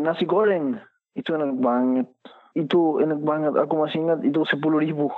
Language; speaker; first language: Indonesian; non-native, learner; Spanish